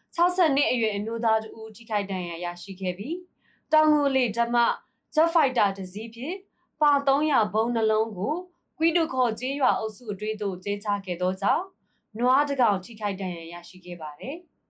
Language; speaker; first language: Burmese; non-native, local second language; S'gaw Karen